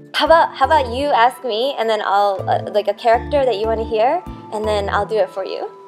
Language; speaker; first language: English; early bilingual, other home language; Korean